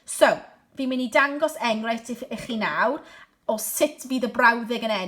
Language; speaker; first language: Welsh; non-native, local second language; English